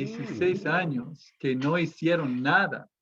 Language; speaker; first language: Spanish; non-native, fluent; English